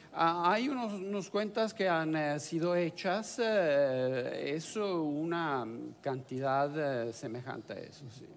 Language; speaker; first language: Spanish; non-native, fluent; Italian